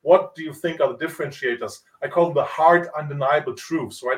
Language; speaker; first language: English; non-native, fluent; Italian